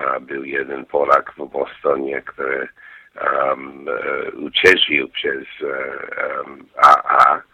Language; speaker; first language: Polish; non-native, learner; English